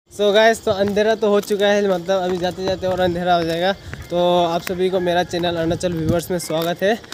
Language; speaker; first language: Hindi; non-native, local second language; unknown